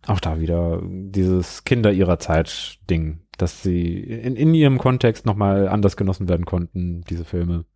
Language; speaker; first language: German; native; German